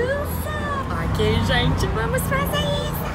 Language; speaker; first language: Portuguese; non-native, learner; English